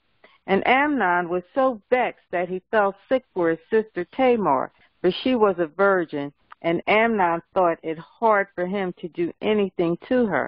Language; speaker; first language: English; native; English